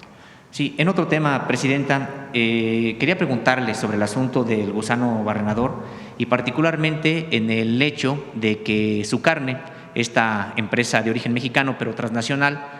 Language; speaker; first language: Spanish; native; Spanish